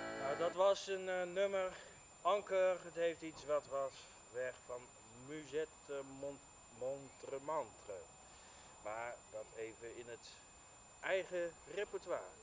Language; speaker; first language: Dutch; native; Dutch